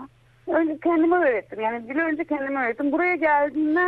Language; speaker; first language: Turkish; early bilingual, heritage; Turkish